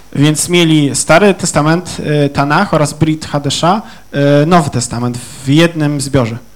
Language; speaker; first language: Polish; native; Polish